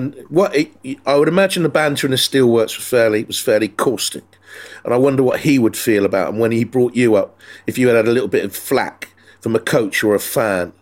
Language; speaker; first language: English; native; English